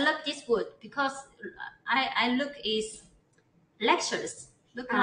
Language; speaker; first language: English; non-native, learner; Chinese